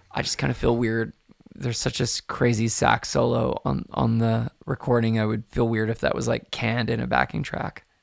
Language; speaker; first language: English; native; English